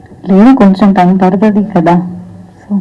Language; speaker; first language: Telugu; non-native, learner; Malayalam